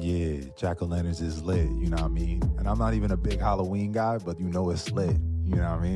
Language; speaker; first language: English; native; English